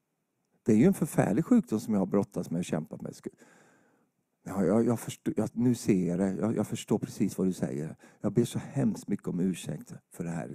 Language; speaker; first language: Swedish; native; Swedish